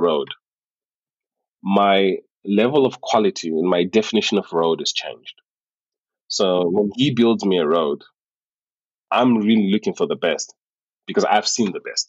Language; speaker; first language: English; non-native, local second language; Shona